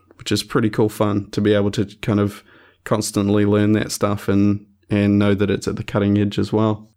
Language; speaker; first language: English; native; English